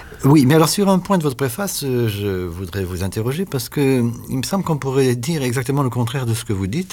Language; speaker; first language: French; native; French